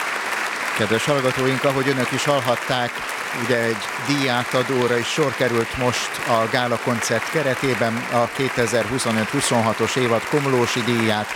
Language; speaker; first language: Hungarian; native; Hungarian